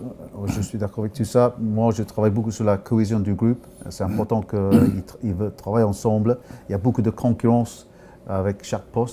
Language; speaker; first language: French; non-native, fluent; English